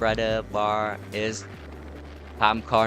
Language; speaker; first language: English; non-native, learner; Vietnamese